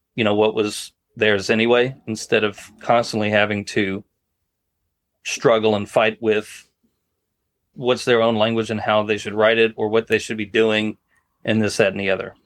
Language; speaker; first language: English; native; English